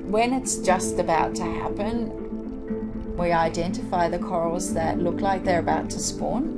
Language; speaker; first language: English; non-native, fluent; Danish